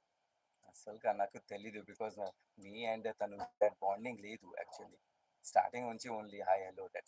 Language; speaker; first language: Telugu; non-native, learner; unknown